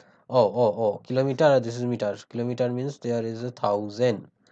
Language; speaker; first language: English; non-native, local second language; Bangla